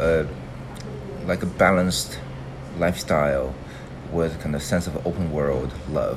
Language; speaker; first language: English; non-native, fluent; Chinese